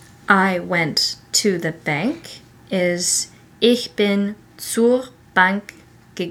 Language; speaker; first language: German; non-native, learner; English